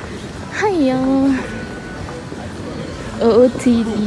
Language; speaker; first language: Japanese; non-native, fluent; Indonesian